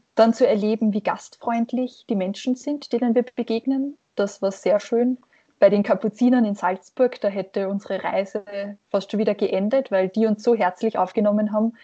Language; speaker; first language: German; native; German